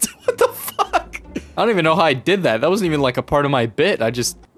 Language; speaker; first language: English; native; English